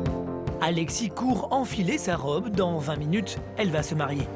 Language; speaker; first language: French; native; French